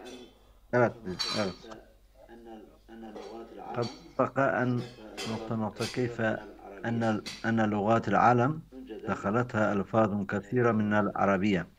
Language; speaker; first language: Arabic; non-native, learner; Turkish